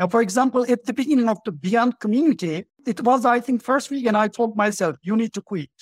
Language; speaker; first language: English; non-native, fluent; Turkish